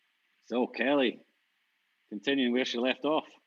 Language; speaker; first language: English; native; English